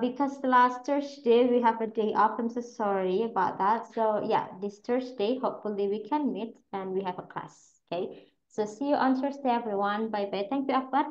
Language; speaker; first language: English; non-native, fluent; Indonesian